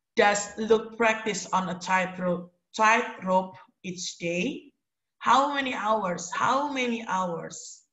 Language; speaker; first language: English; non-native, fluent; Indonesian